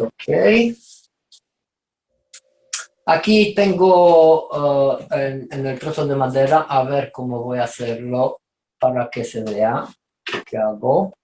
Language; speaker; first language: Spanish; non-native, fluent; Romanian